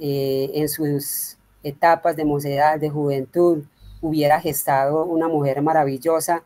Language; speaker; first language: Spanish; native; Spanish